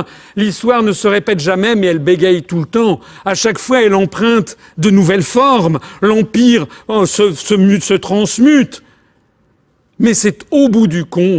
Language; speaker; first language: French; native; French